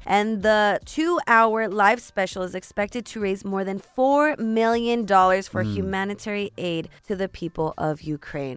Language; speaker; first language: English; early bilingual, other home language; Spanish